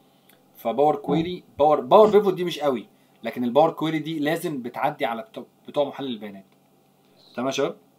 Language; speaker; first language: Arabic; native; Arabic